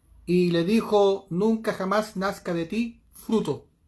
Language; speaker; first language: Spanish; native; Spanish